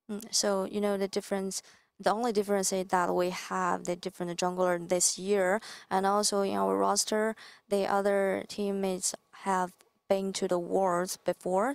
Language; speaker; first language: English; non-native, fluent; Chinese